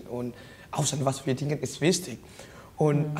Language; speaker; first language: German; non-native, learner; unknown